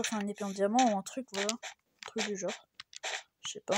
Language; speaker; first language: French; native; French